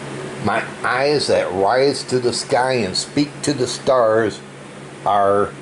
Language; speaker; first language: English; native; English